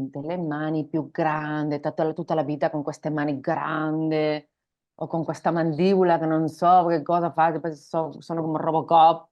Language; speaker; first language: Italian; non-native, learner; Spanish